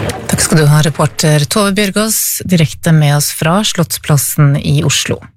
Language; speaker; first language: Norwegian; native; Norwegian